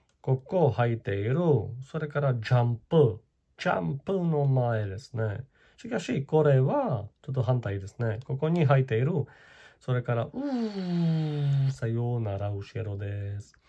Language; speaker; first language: Japanese; non-native, learner; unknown